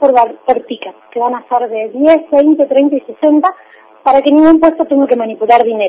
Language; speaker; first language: Spanish; native; Spanish